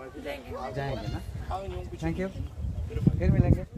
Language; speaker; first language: Hindi; non-native, local second language; Khasi